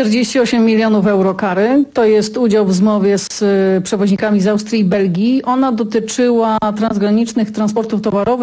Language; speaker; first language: Polish; native; Polish